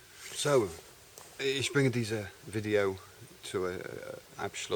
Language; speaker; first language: German; non-native, fluent; English